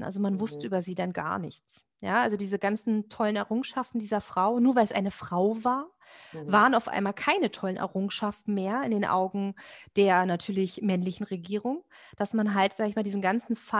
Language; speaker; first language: German; native; German